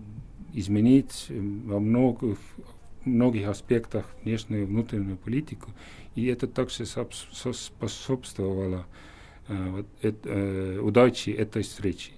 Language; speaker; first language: Russian; non-native, fluent; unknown